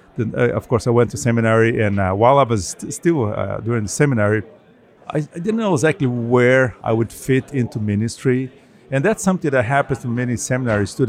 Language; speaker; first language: English; non-native, fluent; Portuguese